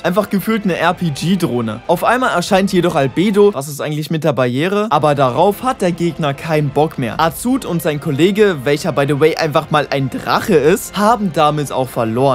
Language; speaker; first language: German; native; German